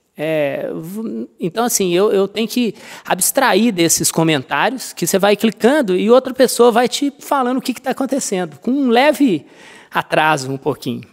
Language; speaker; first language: Portuguese; native; Portuguese